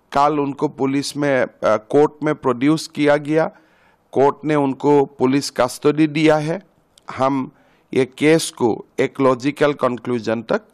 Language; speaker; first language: Hindi; non-native, local second language; Assamese